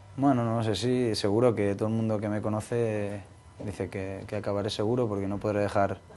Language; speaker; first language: Spanish; native; Spanish